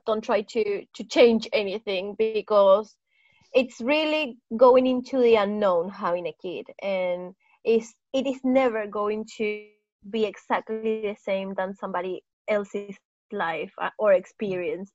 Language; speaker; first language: English; non-native, fluent; Spanish